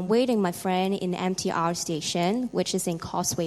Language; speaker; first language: English; non-native, local second language; Cantonese